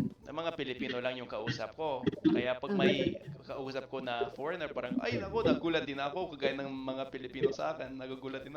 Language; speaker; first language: Filipino; non-native, fluent; English